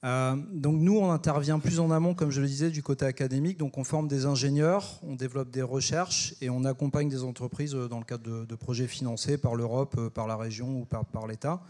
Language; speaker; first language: French; native; French